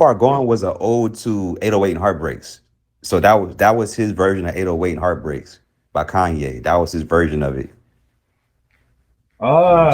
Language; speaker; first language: English; native; English